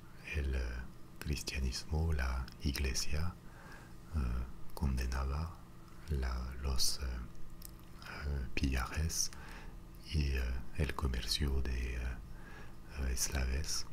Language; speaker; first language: Spanish; non-native, fluent; French